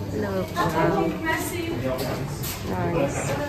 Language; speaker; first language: English; non-native, local second language; Filipino